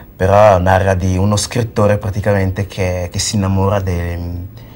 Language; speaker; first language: Italian; early bilingual, other home language; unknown